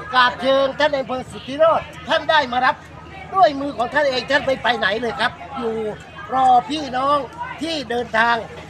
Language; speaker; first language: Thai; native; Thai